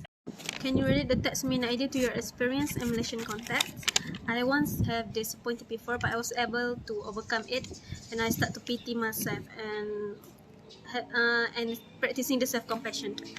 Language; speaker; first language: English; non-native, fluent; Malay